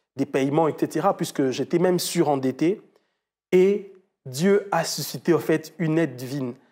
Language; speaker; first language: French; non-native, local second language; Lingala